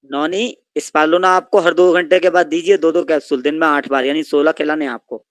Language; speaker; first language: Hindi; native; Hindi